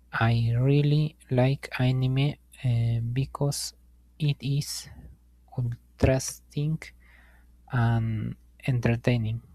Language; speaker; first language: English; non-native, learner; Spanish